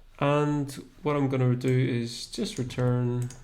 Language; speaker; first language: English; native; English